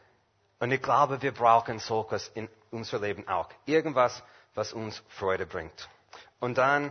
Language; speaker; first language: German; non-native, fluent; English